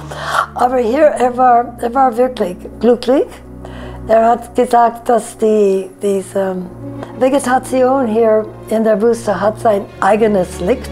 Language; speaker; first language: German; non-native, fluent; English